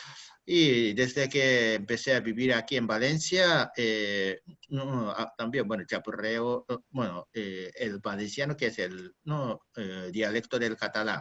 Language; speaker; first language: Spanish; non-native, fluent; Japanese